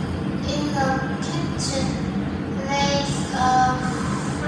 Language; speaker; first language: English; non-native, learner; Vietnamese